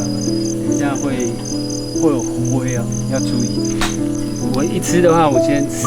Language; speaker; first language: Chinese; native; Chinese